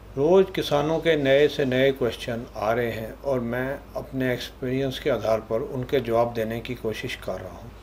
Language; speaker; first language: Hindi; non-native, local second language; Punjabi